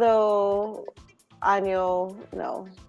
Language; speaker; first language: Spanish; non-native, learner; English